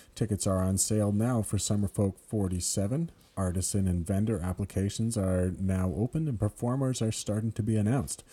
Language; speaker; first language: English; native; English